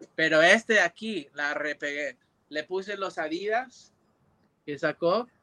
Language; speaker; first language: Spanish; early bilingual, heritage; Spanish